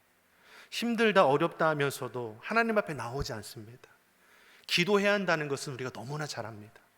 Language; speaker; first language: Korean; native; Korean